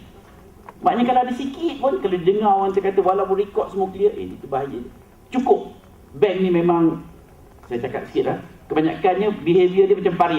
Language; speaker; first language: Malay; native; Malay